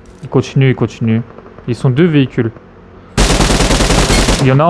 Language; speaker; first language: French; native; French